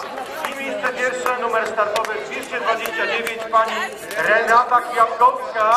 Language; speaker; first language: Polish; native; Polish